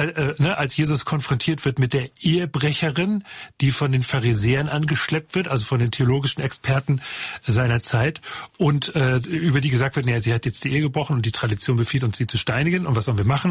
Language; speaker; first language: German; native; German